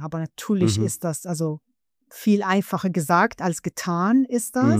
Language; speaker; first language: German; non-native, fluent; Persian